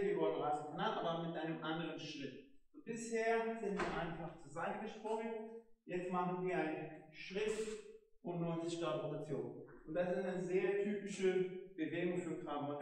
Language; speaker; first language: German; non-native, fluent; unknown